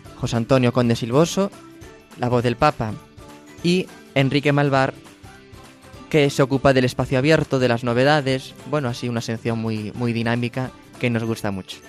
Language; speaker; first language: Spanish; native; Spanish